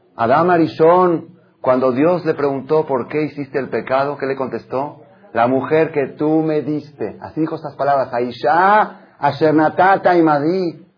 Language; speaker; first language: Spanish; non-native, fluent; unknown